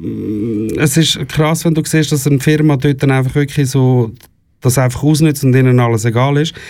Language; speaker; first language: German; native; German